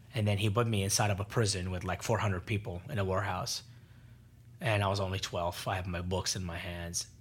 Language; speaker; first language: English; non-native, fluent; Arabic